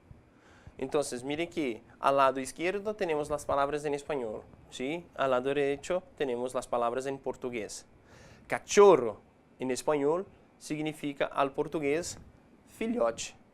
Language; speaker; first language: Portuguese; non-native, fluent; Spanish